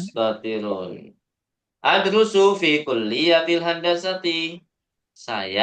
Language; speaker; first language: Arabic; non-native, fluent; Indonesian